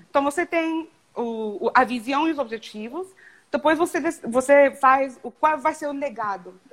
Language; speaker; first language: Portuguese; non-native, fluent; English